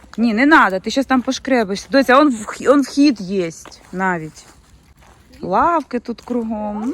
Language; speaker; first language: Ukrainian; native; Ukrainian